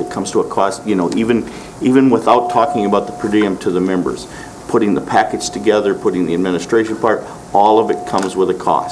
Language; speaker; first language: English; native; English